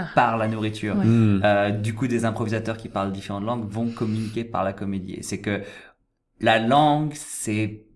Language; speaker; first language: French; native; French